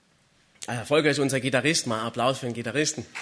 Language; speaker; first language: German; native; German